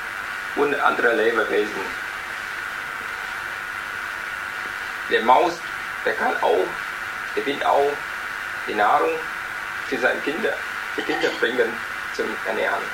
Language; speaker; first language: German; non-native, learner; Vietnamese